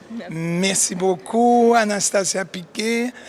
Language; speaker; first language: French; non-native, learner; Portuguese